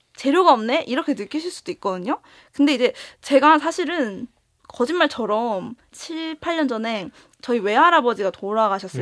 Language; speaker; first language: Korean; native; Korean